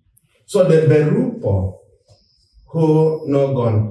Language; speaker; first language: Swedish; non-native, fluent; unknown